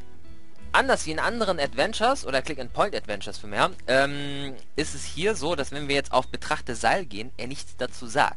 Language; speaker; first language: German; native; German